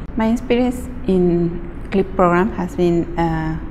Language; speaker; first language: English; non-native, learner; Spanish